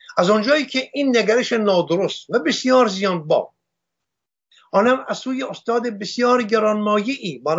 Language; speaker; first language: Persian; non-native, local second language; Armenian